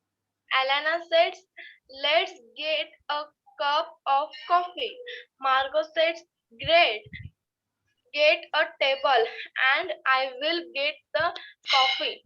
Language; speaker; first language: English; non-native, learner; Marathi